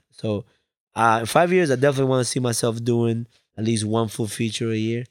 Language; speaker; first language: English; early bilingual, other home language; Spanish